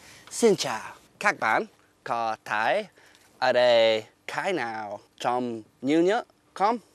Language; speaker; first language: Vietnamese; non-native, learner; English